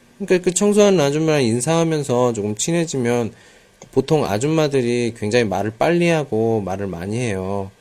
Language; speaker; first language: Korean; native; Korean